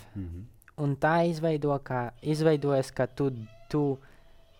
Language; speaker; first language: Latvian; non-native, local second language; Russian